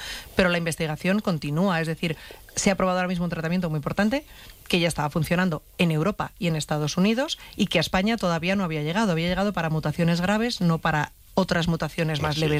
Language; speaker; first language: Spanish; native; Spanish